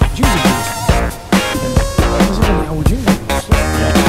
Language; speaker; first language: English; non-native, fluent; Dutch